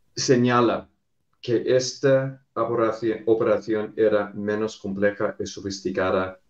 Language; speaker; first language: Spanish; non-native, fluent; English